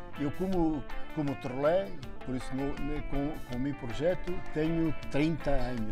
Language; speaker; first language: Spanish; non-native, learner; Portuguese